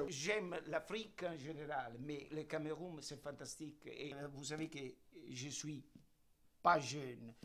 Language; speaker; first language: French; non-native, learner; Italian